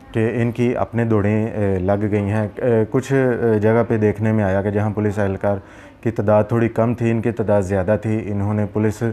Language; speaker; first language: Urdu; non-native, local second language; Punjabi